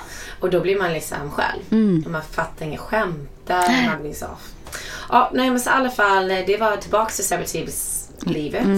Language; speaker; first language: Swedish; non-native, fluent; English